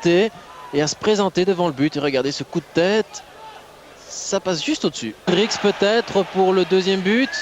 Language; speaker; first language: French; native; French